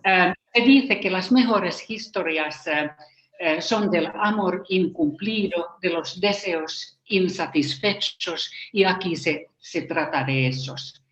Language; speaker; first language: Spanish; non-native, fluent; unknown